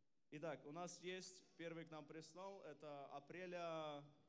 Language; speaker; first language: Russian; native; Russian